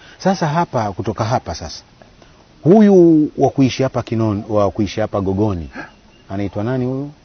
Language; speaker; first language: Swahili; native; Swahili